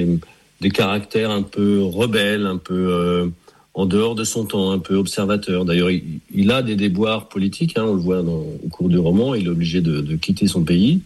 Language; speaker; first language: French; native; French